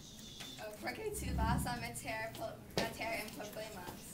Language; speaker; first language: Spanish; non-native, learner; English